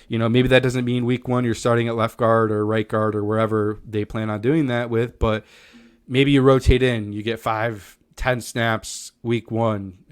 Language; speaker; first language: English; native; English